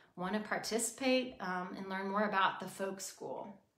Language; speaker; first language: English; native; English